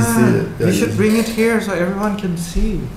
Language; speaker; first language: English; non-native, fluent; Indonesian